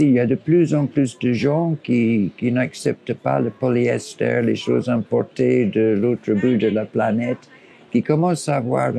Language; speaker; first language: French; non-native, fluent; English